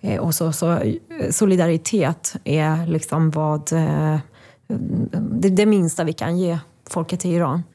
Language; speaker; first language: Swedish; non-native, fluent; Persian